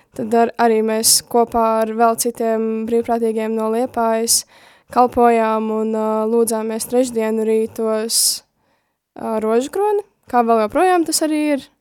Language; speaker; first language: Latvian; native; Latvian